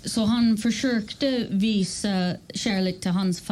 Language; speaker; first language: Swedish; non-native, fluent; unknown